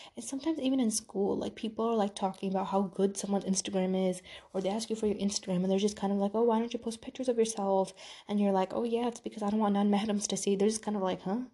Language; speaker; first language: English; early bilingual, other home language; Urdu